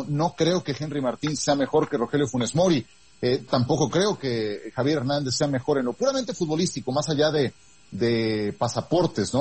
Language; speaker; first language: Spanish; native; Spanish